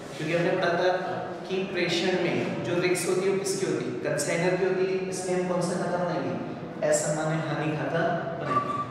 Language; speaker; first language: Hindi; native; Hindi